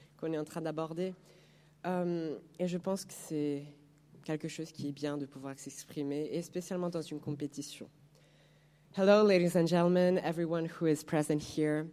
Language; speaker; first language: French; non-native, fluent; Spanish